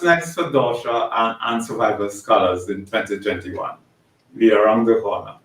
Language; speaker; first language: English; native; English